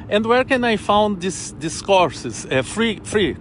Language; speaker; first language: English; non-native, learner; Portuguese